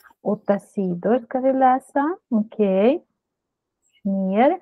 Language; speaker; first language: Swedish; non-native, fluent; Russian